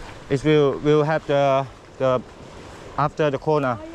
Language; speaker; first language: English; non-native, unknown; Thai